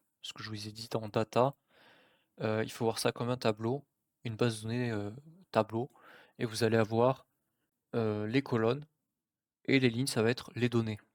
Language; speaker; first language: French; native; French